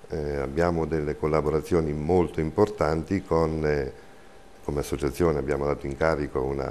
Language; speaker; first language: Italian; native; Italian